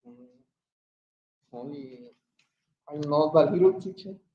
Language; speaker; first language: English; non-native, learner; Spanish